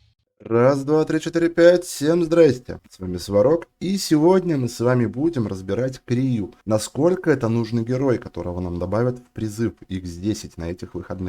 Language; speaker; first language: Russian; native; Russian